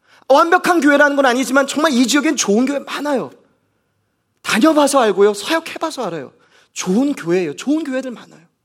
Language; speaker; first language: Korean; native; Korean